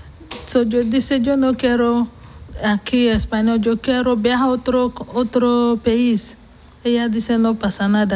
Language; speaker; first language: Spanish; non-native, learner; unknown